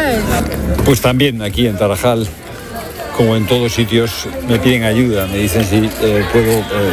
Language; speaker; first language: Spanish; native; Spanish